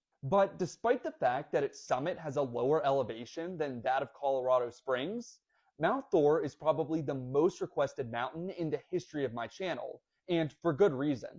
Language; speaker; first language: English; native; English